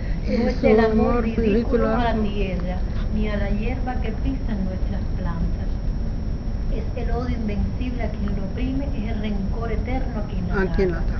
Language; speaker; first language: Spanish; native; Spanish